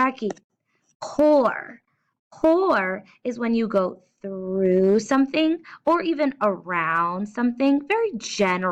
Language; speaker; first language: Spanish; non-native, fluent; English